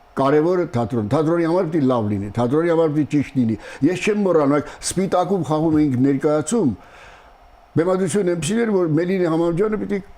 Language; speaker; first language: Armenian; native; Armenian